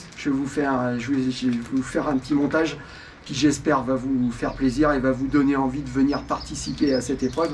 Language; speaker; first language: French; native; French